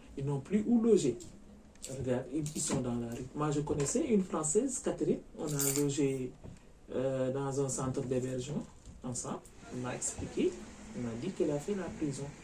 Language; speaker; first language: French; non-native, local second language; Wolof